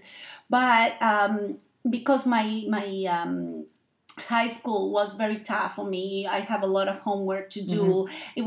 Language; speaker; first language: English; non-native, fluent; Spanish